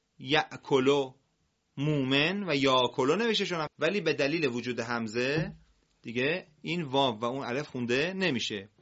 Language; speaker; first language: Persian; native; Persian